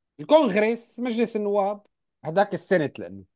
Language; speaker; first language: Arabic; native; Arabic